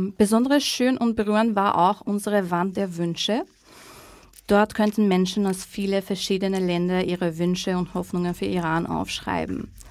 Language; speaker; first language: German; non-native, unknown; Persian